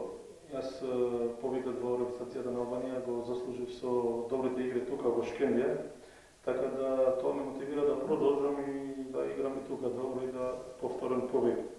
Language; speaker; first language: Macedonian; non-native, local second language; Albanian